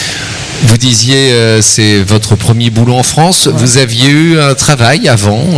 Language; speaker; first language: French; native; French